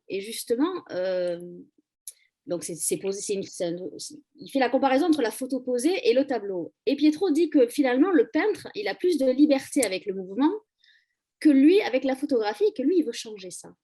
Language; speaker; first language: French; native; French